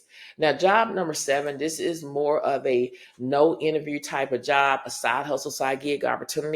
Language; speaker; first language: English; native; English